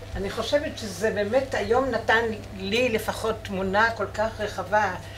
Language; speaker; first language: Hebrew; native; Hebrew